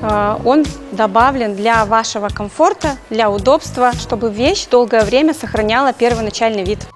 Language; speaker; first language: Russian; native; Russian